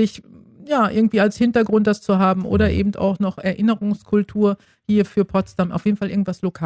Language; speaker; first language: German; native; German